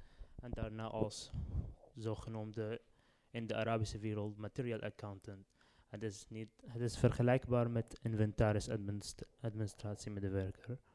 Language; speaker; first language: Dutch; non-native, learner; Arabic